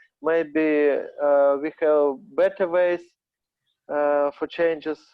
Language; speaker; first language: English; non-native, learner; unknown